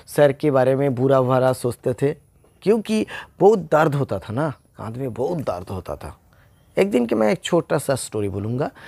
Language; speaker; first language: Hindi; non-native, local second language; Bangla